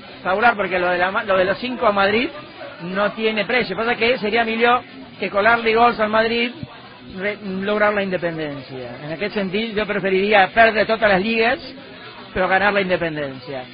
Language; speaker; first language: Spanish; native; Spanish